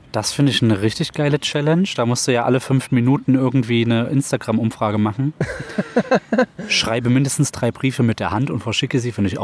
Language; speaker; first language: German; native; German